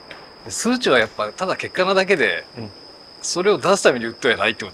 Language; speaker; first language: Japanese; native; Japanese